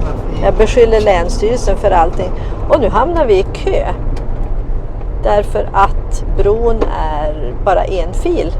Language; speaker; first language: Swedish; native; Swedish